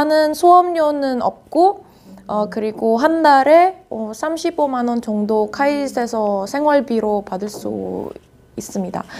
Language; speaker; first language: Korean; non-native, fluent; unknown